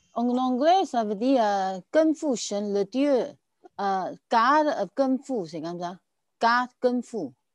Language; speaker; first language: French; native; French